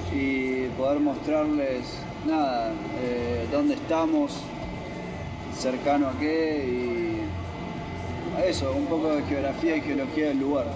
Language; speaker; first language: Spanish; native; Spanish